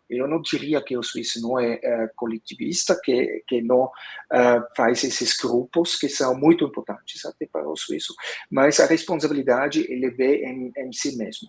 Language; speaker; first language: Portuguese; non-native, fluent; Swiss German